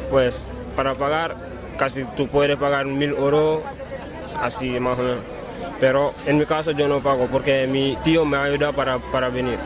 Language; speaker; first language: Spanish; non-native, learner; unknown